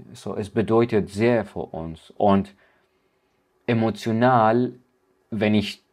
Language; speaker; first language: German; non-native, learner; Persian